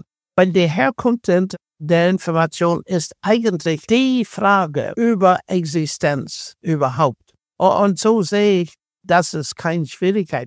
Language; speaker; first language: German; non-native, fluent; English